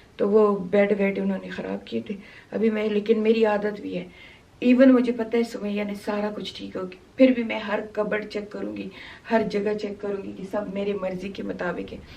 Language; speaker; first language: Urdu; non-native, local second language; Pashto